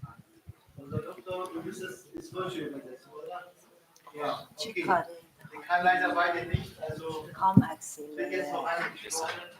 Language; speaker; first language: German; non-native, fluent; Arabic